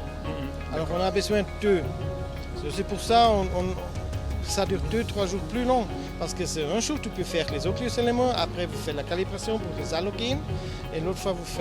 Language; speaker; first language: French; non-native, learner; German